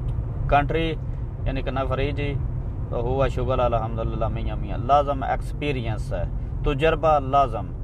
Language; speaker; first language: Arabic; non-native, learner; Punjabi